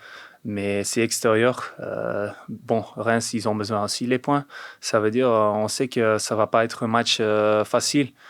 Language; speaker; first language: French; non-native, fluent; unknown